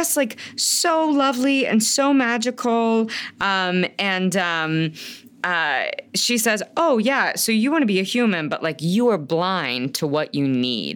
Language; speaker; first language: English; native; English